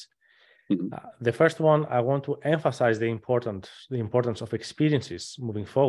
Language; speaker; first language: English; non-native, fluent; Greek